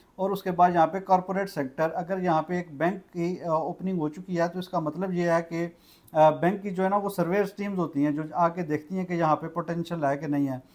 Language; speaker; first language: Urdu; non-native, local second language; Punjabi